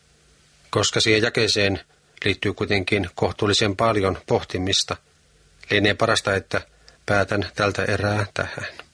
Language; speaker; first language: Finnish; native; Finnish